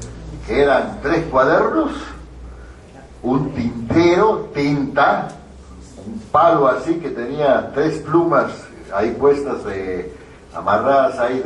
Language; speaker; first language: Spanish; native; Spanish